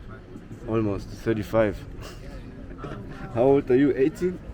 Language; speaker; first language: English; non-native, fluent; German